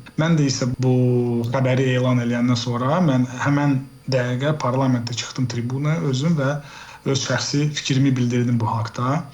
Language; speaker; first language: Azerbaijani; early bilingual, heritage; Azerbaijani